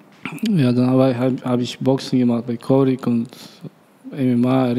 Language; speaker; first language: German; non-native, learner; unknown